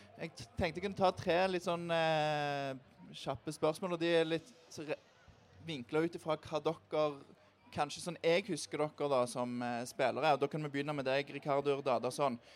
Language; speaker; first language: Norwegian; native; Norwegian